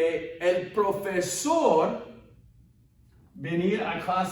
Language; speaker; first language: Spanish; non-native, fluent; English